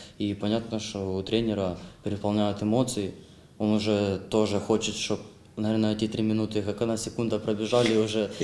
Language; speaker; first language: Russian; non-native, local second language; Ukrainian